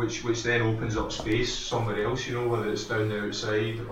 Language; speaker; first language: English; native; English